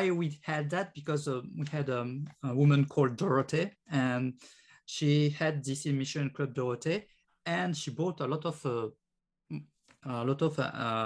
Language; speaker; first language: English; non-native, learner; French